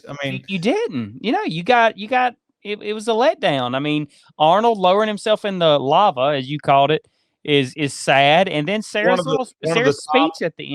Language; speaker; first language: English; native; English